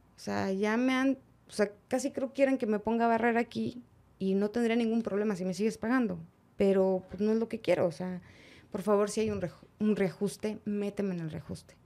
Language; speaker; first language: Spanish; native; Spanish